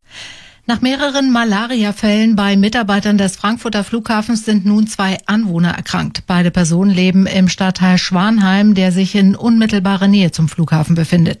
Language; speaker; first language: German; native; German